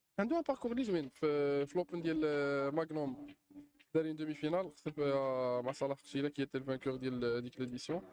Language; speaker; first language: French; non-native, local second language; Arabic